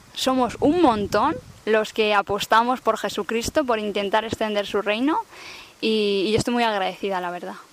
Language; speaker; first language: Spanish; native; Spanish